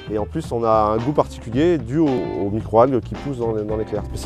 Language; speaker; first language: French; native; French